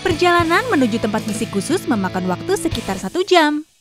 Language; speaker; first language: Indonesian; native; Indonesian